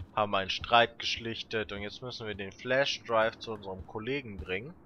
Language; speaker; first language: German; native; German